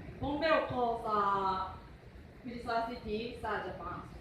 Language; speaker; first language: Cebuano; non-native, learner; Japanese